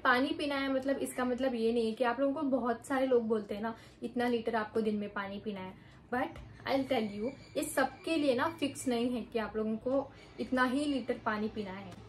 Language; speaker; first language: Hindi; non-native, local second language; Marathi